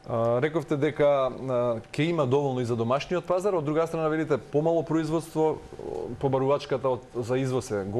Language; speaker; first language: Macedonian; native; Macedonian